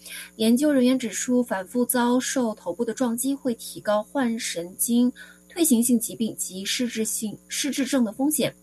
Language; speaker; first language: Chinese; native; Chinese